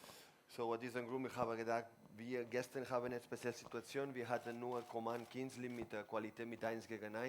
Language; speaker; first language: German; non-native, learner; Spanish